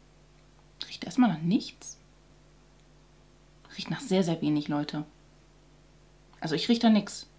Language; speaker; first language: German; native; German